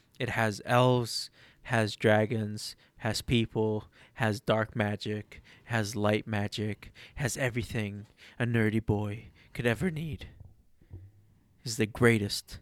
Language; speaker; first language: English; early bilingual, other home language; Arabic